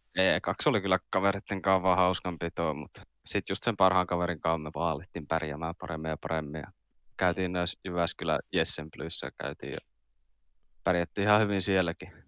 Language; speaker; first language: Finnish; native; Finnish